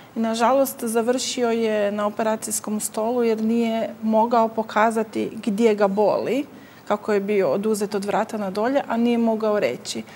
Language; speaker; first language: Croatian; native; Croatian